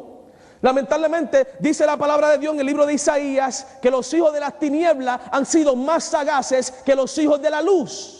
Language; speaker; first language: Spanish; native; Spanish